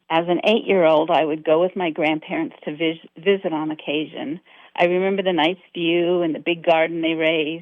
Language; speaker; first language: English; native; English